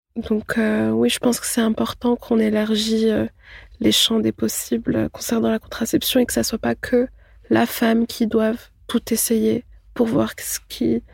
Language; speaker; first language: French; non-native, local second language; Arabic